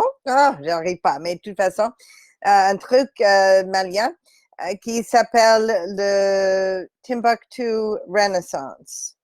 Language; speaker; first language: French; non-native, fluent; English